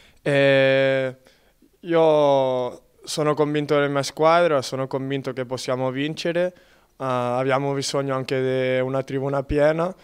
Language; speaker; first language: Italian; non-native, fluent; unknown